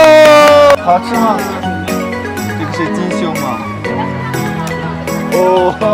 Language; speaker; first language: Chinese; non-native, learner; Tajik